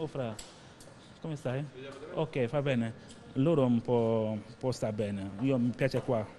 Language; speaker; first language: Italian; non-native, learner; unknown